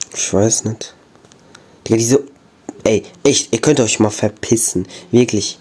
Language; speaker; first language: German; native; German